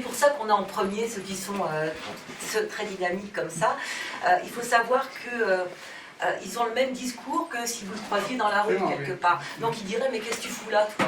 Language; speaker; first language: French; native; French